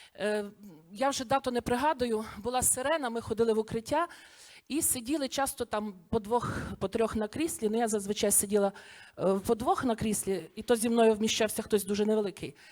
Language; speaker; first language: Ukrainian; native; Ukrainian